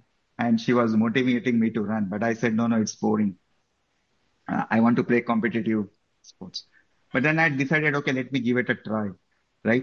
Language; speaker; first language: English; non-native, local second language; Marathi